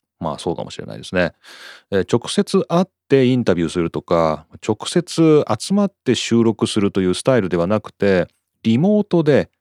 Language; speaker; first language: Japanese; native; Japanese